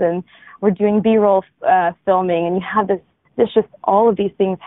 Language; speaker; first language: English; early bilingual, other home language; Bangla